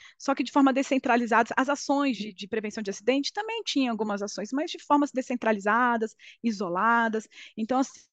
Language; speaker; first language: Portuguese; native; Portuguese